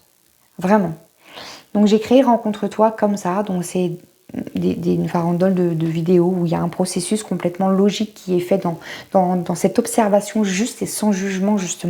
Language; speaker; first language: French; native; French